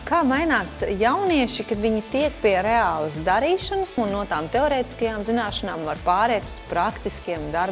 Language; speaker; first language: Latvian; native; Latvian